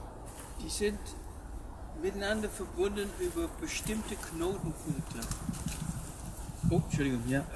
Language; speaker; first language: German; non-native, fluent; English